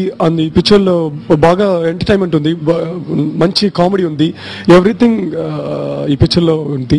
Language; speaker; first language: Telugu; non-native, learner; Tamil